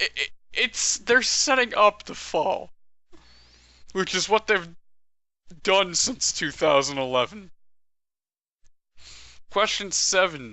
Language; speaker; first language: English; native; English